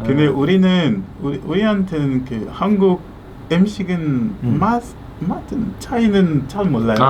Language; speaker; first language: Korean; non-native, learner; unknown